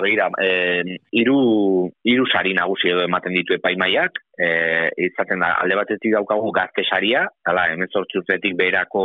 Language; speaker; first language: Basque; native; Basque